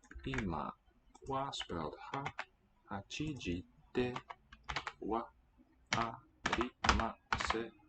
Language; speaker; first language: Japanese; non-native, learner; English